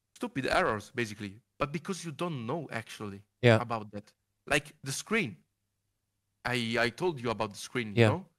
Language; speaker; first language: English; non-native, fluent; Italian